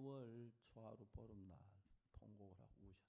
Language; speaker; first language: Korean; native; Korean